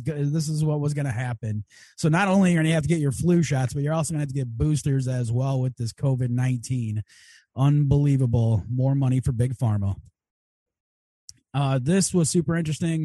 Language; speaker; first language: English; native; English